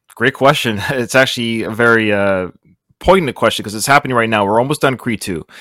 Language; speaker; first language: English; native; English